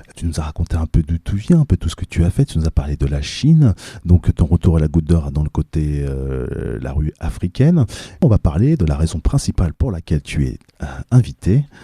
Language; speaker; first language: French; native; French